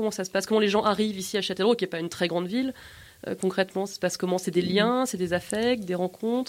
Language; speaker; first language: French; native; French